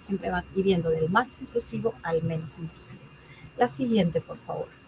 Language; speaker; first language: Spanish; native; Spanish